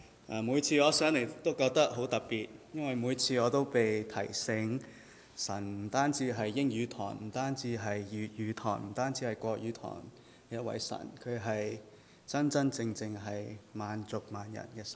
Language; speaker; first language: Cantonese; early bilingual, heritage; Cantonese